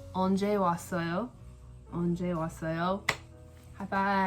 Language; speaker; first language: Korean; non-native, learner; English